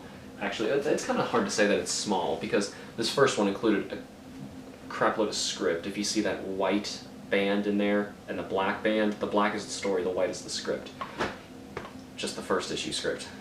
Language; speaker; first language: English; native; English